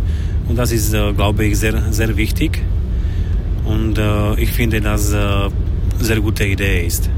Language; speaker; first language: German; non-native, learner; Slovak